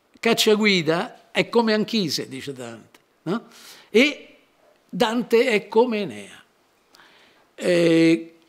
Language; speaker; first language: Italian; native; Italian